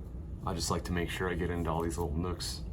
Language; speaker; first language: English; native; English